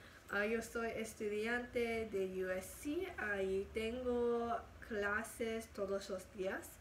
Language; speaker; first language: Spanish; non-native, learner; English